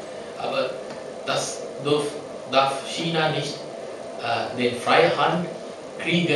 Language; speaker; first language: German; non-native, learner; Sinhala